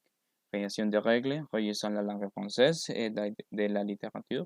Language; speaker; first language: French; non-native, learner; Spanish